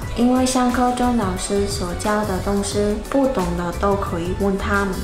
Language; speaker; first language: Chinese; non-native, fluent; Mongolian